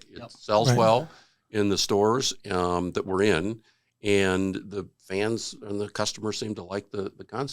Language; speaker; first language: English; native; English